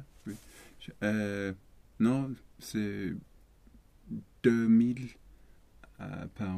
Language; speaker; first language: French; non-native, learner; Swedish